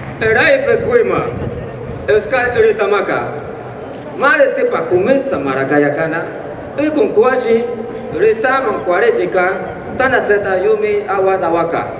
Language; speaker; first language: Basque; non-native, fluent; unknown